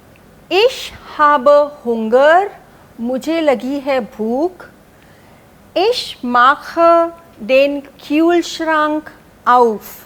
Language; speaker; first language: German; non-native, fluent; Hindi